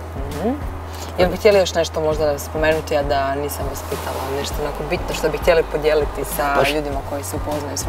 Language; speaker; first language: Croatian; native; Croatian